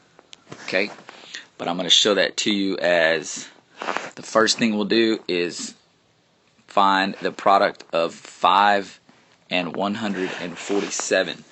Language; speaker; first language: English; native; English